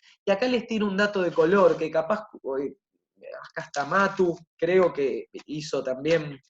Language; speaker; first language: Spanish; native; Spanish